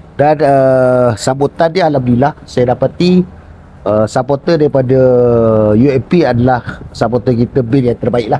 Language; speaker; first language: Malay; native; Malay